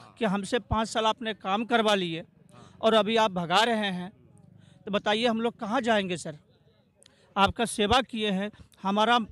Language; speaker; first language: Hindi; native; Hindi